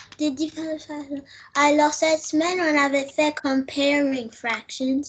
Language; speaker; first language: French; early bilingual, heritage; French